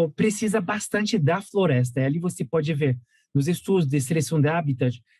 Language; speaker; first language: Portuguese; non-native, fluent; French